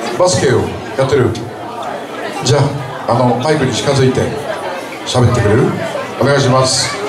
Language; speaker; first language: Japanese; native; Japanese